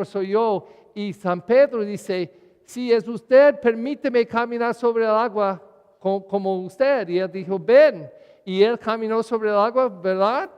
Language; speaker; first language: Spanish; non-native, learner; English